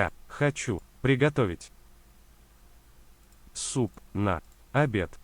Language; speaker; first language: Russian; non-native, learner; English